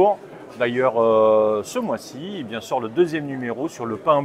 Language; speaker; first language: French; native; French